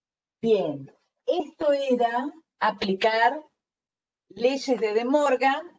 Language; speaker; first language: Spanish; native; Spanish